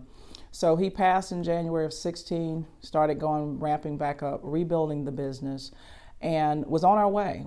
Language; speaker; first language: English; native; English